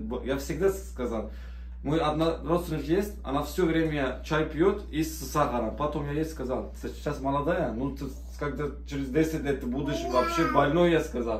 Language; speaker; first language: Russian; non-native, learner; Turkish